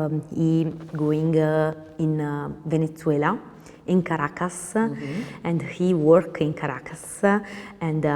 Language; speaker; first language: English; non-native, learner; Italian